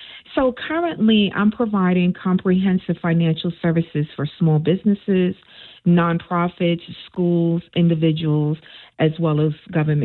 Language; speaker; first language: English; native; English